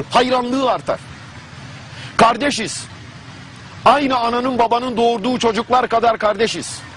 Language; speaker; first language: Turkish; non-native, fluent; German